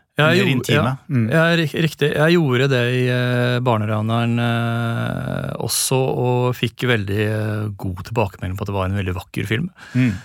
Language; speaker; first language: Norwegian; native; Norwegian